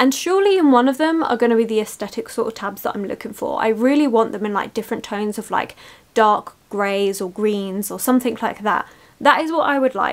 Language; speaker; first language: English; native; English